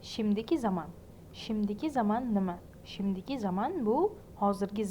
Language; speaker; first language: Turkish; non-native, fluent; Uzbek